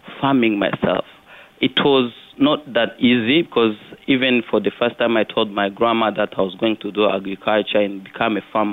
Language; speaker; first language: English; non-native, local second language; Kinyarwanda